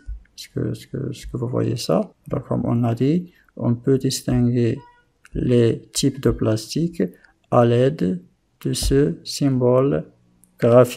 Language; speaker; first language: French; non-native, local second language; Arabic